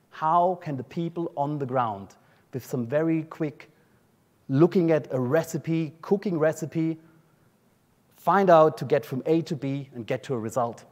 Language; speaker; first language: English; non-native, fluent; German